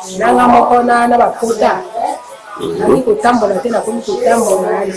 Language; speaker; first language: Lingala; native; Lingala